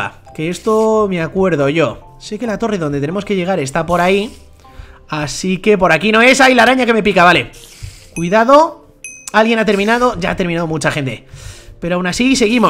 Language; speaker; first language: Spanish; native; Spanish